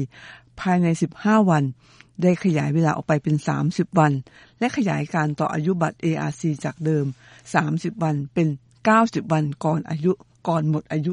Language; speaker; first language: Thai; native; Thai